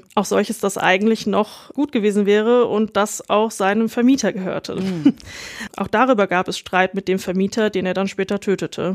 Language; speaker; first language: German; native; German